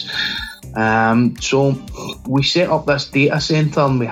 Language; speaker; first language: English; native; English